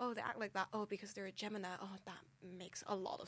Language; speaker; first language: English; non-native, local second language; Cantonese